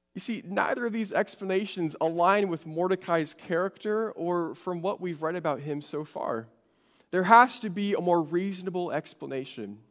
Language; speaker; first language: English; native; English